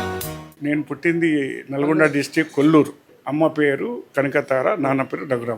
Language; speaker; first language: Telugu; native; Telugu